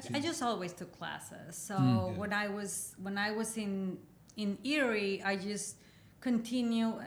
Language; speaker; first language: English; non-native, fluent; Spanish